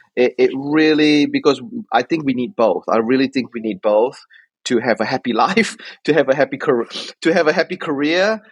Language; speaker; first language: English; native; English